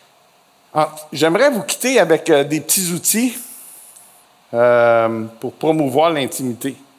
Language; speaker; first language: French; native; French